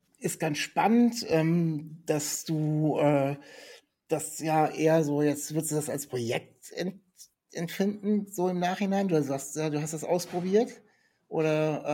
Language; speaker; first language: German; native; German